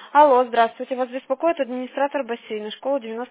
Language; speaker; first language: Russian; native; Russian